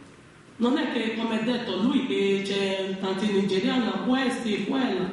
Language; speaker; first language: Italian; non-native, learner; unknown